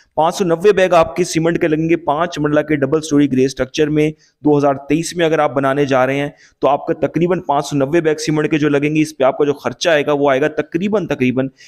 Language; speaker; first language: Urdu; native; Urdu